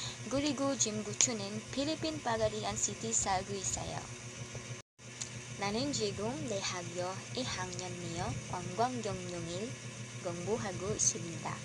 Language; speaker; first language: Korean; non-native, learner; Filipino